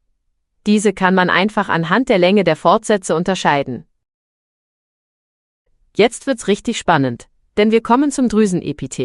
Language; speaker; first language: German; native; German